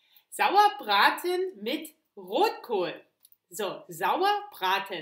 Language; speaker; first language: German; native; German